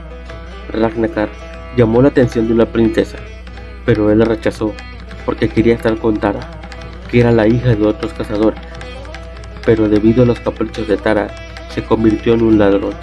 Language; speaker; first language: Spanish; native; Spanish